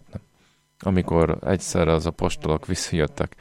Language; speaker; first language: Hungarian; non-native, fluent; English